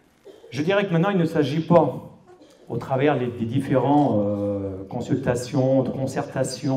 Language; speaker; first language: French; native; French